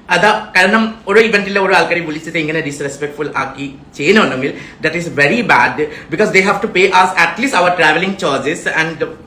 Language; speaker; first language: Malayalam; non-native, learner; Assamese